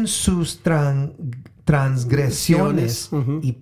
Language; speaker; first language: Spanish; early bilingual, heritage; Spanish